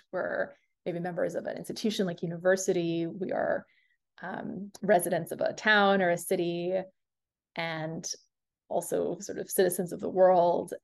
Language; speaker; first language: English; native; English